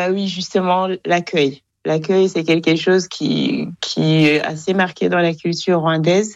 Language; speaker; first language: French; non-native, local second language; Kinyarwanda